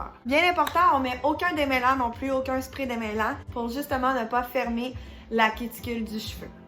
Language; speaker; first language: French; native; French